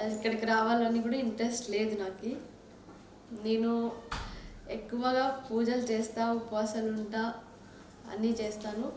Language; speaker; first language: Telugu; non-native, local second language; Kannada